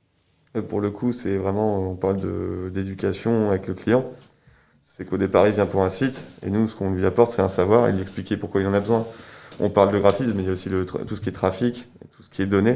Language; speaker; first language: French; native; French